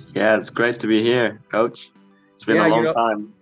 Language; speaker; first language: English; early bilingual, other home language; Korean